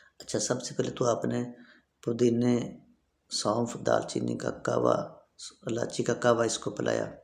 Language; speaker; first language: Urdu; non-native, local second language; Punjabi